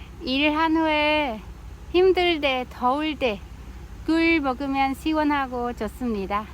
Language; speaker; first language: Korean; non-native, learner; Vietnamese